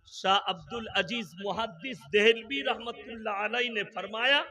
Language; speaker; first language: Hindi; non-native, local second language; Bangla